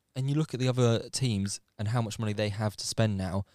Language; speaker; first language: English; native; English